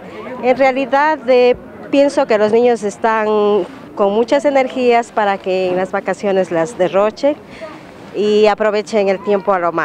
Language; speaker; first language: Spanish; native; Spanish